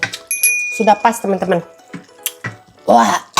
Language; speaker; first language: Indonesian; native; Indonesian